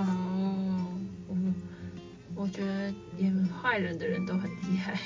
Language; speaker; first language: Chinese; native; Chinese